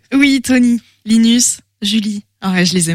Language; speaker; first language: French; native; French